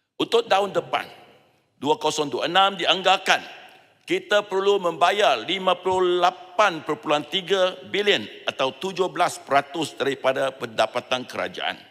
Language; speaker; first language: Malay; non-native, local second language; Chinese